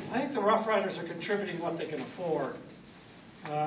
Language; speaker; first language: English; native; English